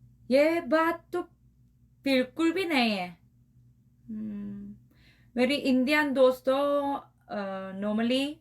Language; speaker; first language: Hindi; non-native, learner; Korean